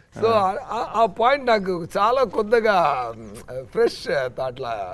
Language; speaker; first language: Telugu; non-native, learner; Tamil